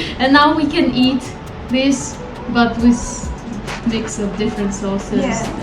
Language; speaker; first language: English; non-native, fluent; Ukrainian